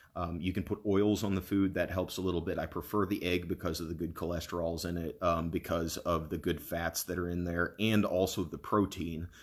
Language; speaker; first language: English; native; English